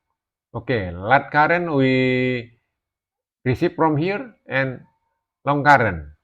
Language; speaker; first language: English; non-native, learner; Indonesian